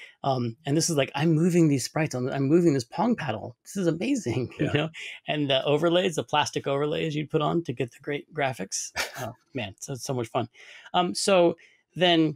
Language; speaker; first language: English; native; English